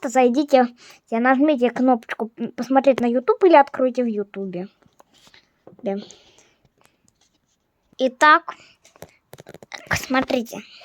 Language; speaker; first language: Russian; non-native, fluent; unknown